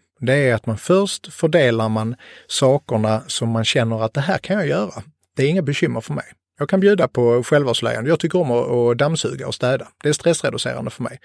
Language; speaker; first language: Swedish; native; Swedish